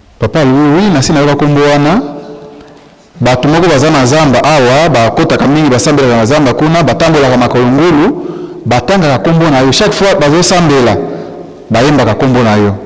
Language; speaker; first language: Lingala; non-native, local second language; Swahili